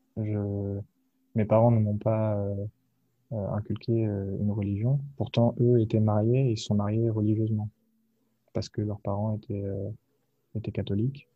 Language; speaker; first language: French; native; French